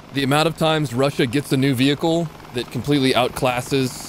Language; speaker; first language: English; native; English